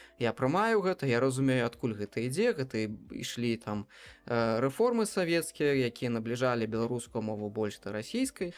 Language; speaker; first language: Belarusian; non-native, local second language; Russian